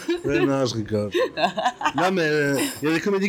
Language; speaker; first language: French; native; French